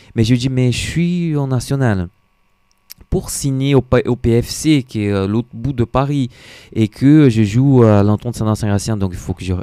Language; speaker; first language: French; non-native, fluent; Portuguese